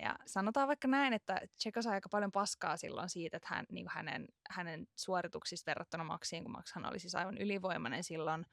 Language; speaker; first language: Finnish; native; Finnish